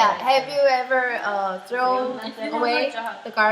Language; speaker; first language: English; non-native, learner; Korean